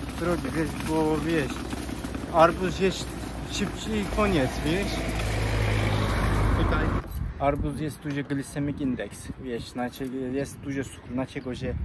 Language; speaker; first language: Polish; non-native, learner; Turkish